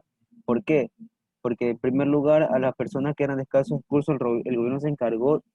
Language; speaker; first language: Spanish; native; Spanish